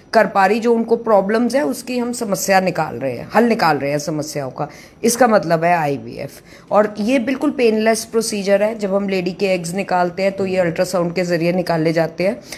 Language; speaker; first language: Hindi; non-native, local second language; Punjabi